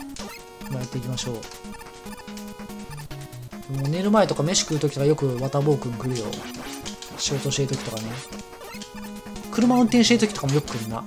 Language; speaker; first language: Japanese; native; Japanese